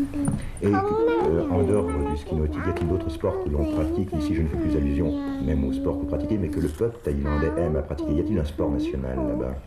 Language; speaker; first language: French; native; French